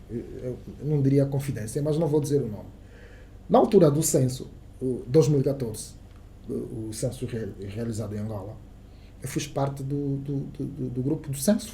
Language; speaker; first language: Portuguese; non-native, local second language; Kongo